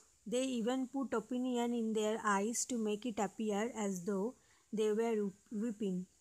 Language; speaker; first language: English; non-native, local second language; Bangla